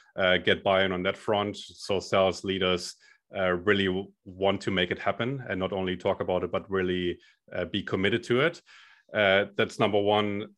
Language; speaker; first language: English; non-native, fluent; German